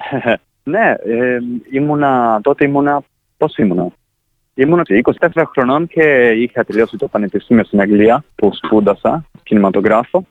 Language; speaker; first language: Greek; non-native, fluent; Italian